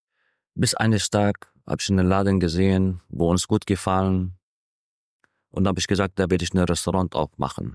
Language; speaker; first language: German; non-native, fluent; Arabic